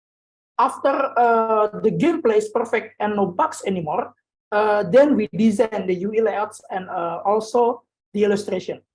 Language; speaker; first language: English; non-native, learner; Indonesian